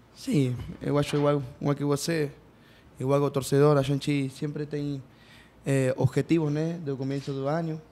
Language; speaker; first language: Portuguese; non-native, learner; Spanish